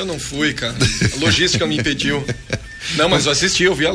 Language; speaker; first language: Portuguese; native; Portuguese